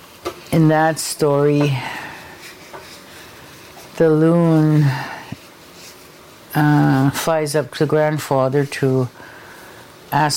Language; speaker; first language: English; non-native, fluent; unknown